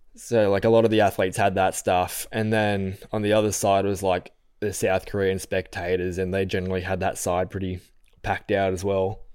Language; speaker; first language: English; native; English